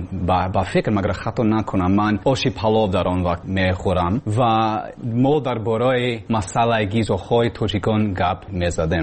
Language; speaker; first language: Persian; non-native, learner; English